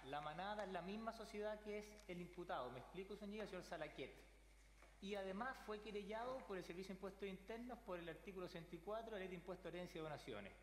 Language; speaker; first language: Spanish; native; Spanish